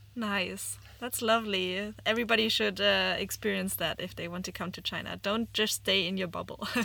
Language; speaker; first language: English; non-native, fluent; German